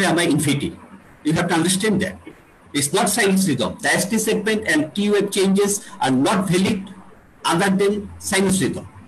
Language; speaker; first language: English; non-native, local second language; Bangla